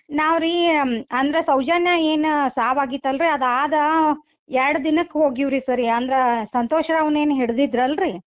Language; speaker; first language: Kannada; native; Kannada